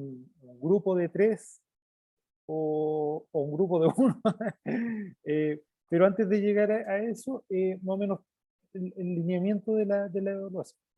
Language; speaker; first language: Spanish; native; Spanish